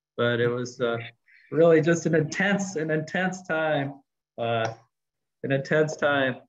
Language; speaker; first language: English; native; English